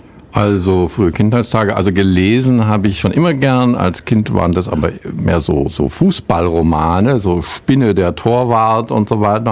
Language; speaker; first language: German; native; German